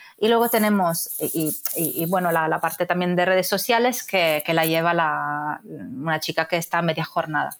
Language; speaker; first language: Spanish; non-native, fluent; Italian